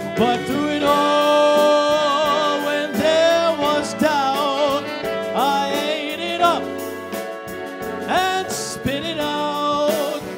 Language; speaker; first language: English; native; English